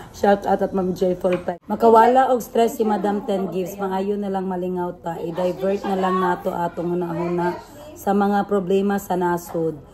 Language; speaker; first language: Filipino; non-native, local second language; Cebuano